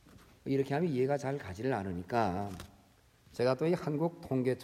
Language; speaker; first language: Korean; native; Korean